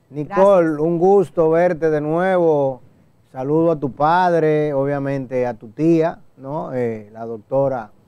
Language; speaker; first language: Spanish; native; Spanish